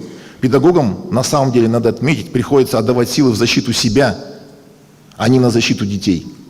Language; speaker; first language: Russian; native; Russian